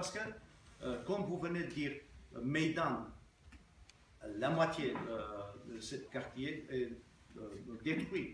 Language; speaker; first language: French; non-native, fluent; Armenian